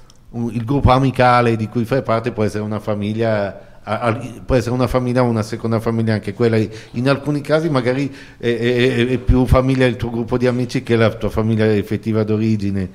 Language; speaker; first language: Italian; native; Italian